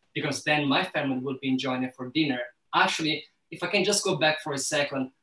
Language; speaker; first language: English; early bilingual, other home language; Somali